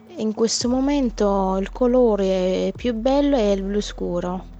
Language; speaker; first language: Italian; non-native, fluent; Arabic